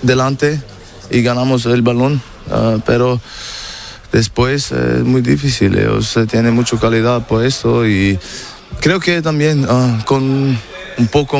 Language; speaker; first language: Spanish; non-native, learner; German